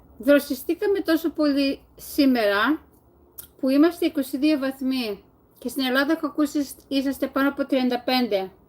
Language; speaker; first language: Greek; early bilingual, heritage; Greek